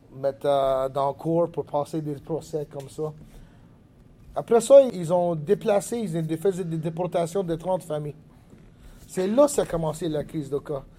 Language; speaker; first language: French; non-native, local second language; English